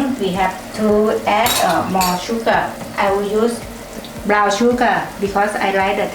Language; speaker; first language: English; non-native, learner; Thai